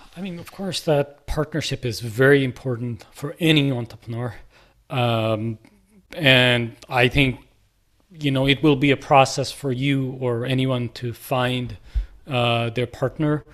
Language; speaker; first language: English; non-native, local second language; Punjabi